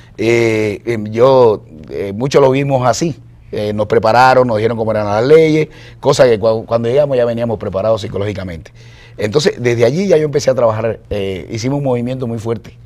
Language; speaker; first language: Spanish; native; Spanish